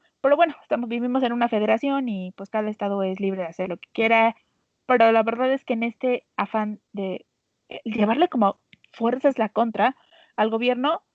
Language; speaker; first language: Spanish; native; Spanish